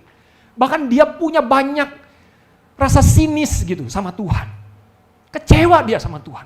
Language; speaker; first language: Indonesian; native; Indonesian